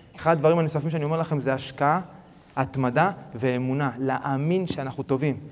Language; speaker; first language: Hebrew; early bilingual, other home language; Spanish